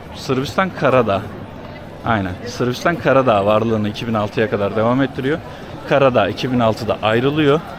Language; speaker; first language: Turkish; native; Turkish